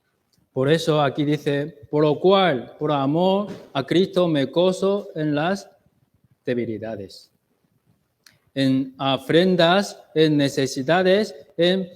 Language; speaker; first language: Spanish; non-native, learner; Chinese